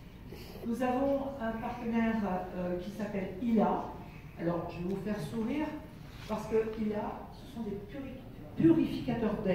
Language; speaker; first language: French; native; French